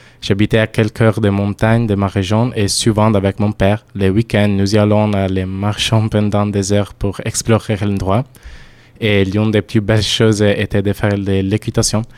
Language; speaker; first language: French; non-native, learner; Italian